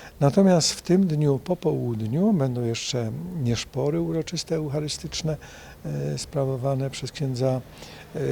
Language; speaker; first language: Polish; native; Polish